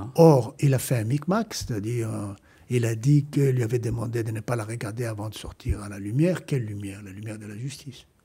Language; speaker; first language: French; non-native, fluent; Greek